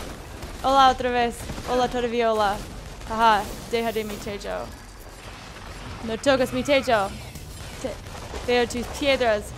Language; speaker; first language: Spanish; non-native, learner; English